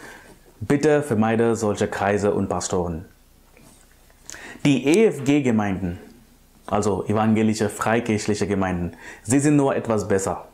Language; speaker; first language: German; non-native, fluent; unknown